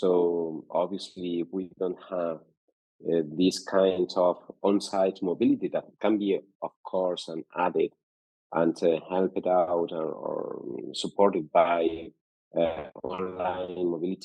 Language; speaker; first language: English; non-native, fluent; Spanish